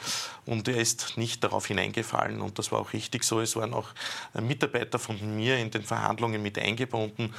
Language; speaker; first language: German; native; German